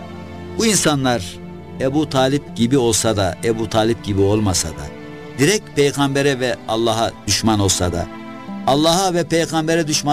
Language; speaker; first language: Turkish; native; Turkish